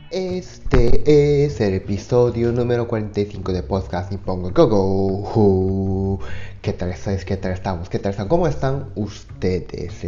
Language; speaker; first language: Spanish; non-native, fluent; Japanese